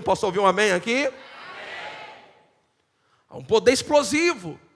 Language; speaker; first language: Portuguese; native; Portuguese